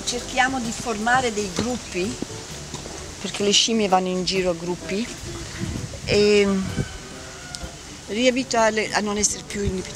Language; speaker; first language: Italian; early bilingual, heritage; Italian